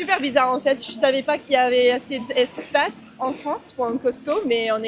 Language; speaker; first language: French; non-native, fluent; English